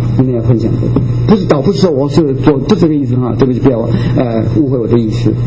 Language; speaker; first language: Chinese; non-native, local second language; Japanese